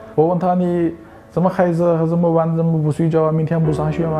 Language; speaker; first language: Chinese; non-native, local second language; Uyghur